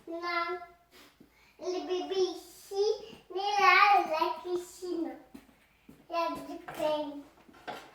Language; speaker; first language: French; native; French